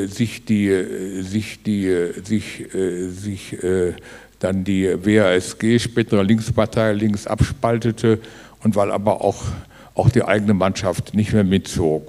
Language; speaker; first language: German; native; German